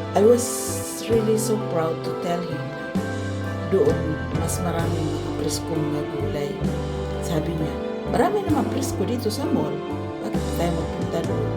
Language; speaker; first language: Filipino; non-native, local second language; Cebuano